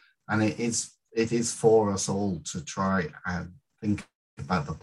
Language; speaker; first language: English; native; English